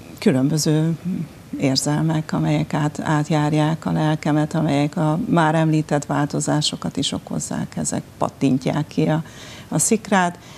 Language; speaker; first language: Hungarian; native; Hungarian